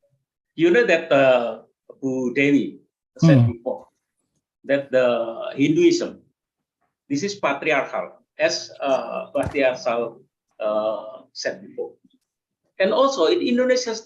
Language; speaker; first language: English; non-native, learner; Indonesian